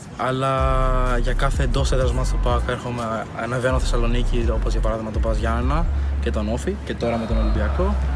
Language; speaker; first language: Greek; native; Greek